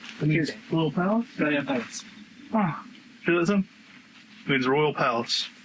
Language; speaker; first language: English; native; English